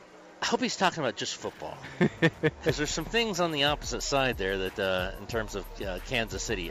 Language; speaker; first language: English; native; English